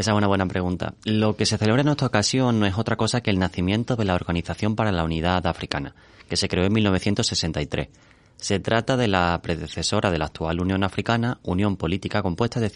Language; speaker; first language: Spanish; native; Spanish